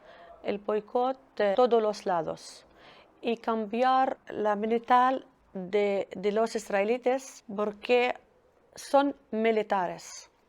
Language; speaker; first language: Spanish; non-native, learner; Arabic